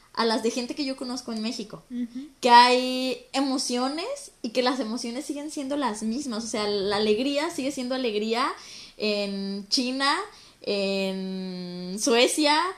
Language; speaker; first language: Spanish; native; Spanish